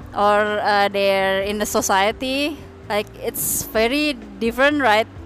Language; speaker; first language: English; non-native, fluent; Indonesian